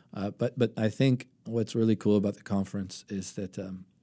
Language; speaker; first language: English; early bilingual, other home language; Greek